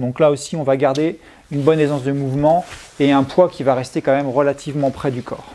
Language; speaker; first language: French; native; French